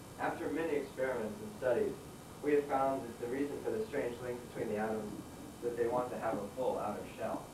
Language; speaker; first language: English; native; English